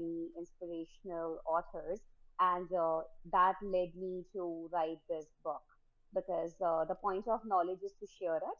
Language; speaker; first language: English; non-native, local second language; Hindi